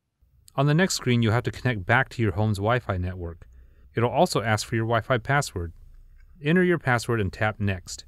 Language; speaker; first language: English; native; English